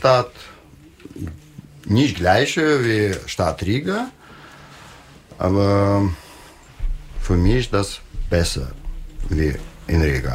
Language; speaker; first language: German; non-native, learner; Russian